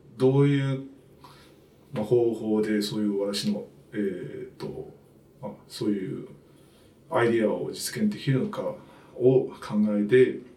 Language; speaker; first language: Japanese; non-native, fluent; Chinese